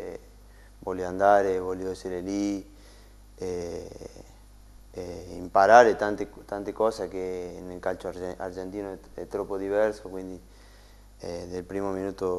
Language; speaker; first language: Italian; non-native, learner; Spanish